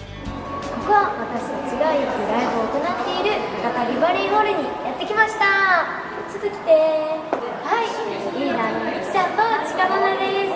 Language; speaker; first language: Japanese; native; Japanese